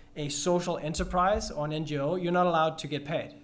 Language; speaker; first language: English; non-native, fluent; Danish